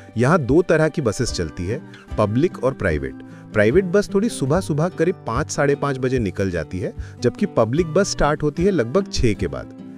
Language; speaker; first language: Hindi; non-native, fluent; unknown